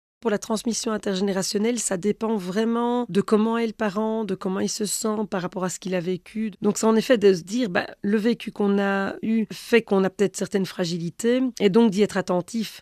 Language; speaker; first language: French; native; French